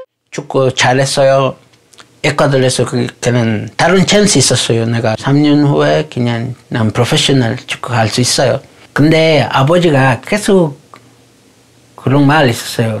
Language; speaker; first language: Korean; non-native, learner; Spanish